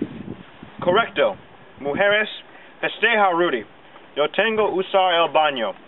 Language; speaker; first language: Spanish; non-native, learner; English